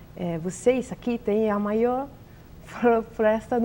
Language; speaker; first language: Portuguese; non-native, learner; Italian